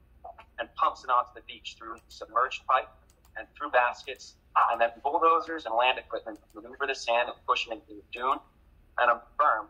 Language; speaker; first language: English; native; English